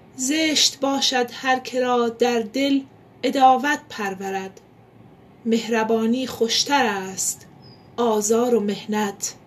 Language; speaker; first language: Persian; non-native, local second language; Pashto